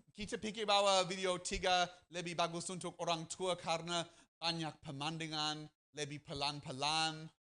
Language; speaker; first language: Indonesian; non-native, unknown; English